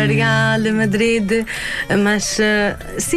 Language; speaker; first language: Portuguese; non-native, learner; Arabic